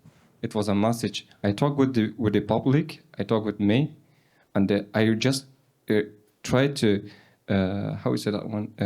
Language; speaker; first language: English; non-native, learner; Persian